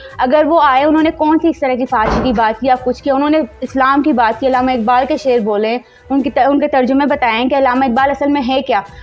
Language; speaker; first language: Urdu; non-native, local second language; Punjabi